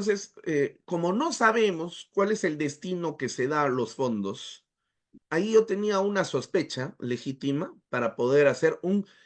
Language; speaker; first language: Spanish; native; Spanish